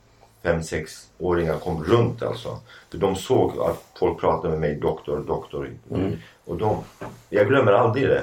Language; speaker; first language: Swedish; non-native, fluent; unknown